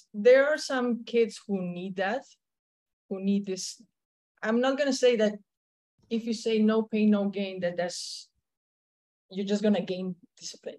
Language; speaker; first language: English; non-native, fluent; Slovenian